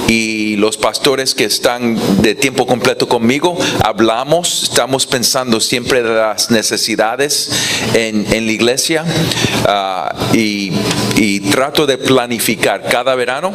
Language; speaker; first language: Spanish; non-native, fluent; English